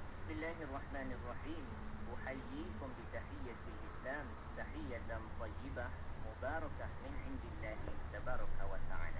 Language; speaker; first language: Arabic; non-native, fluent; Malay